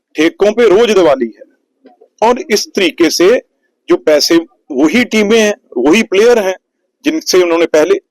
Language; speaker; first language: Hindi; non-native, local second language; Punjabi